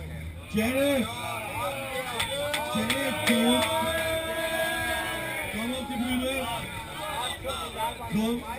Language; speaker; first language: German; native; German